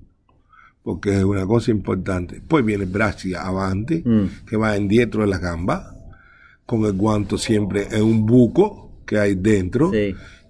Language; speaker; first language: Italian; non-native, learner; Spanish